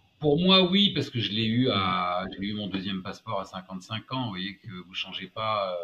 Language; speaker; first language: French; native; French